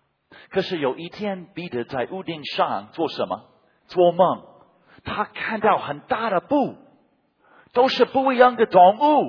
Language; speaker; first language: Chinese; non-native, fluent; English